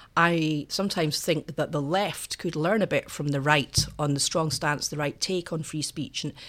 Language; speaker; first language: English; native; English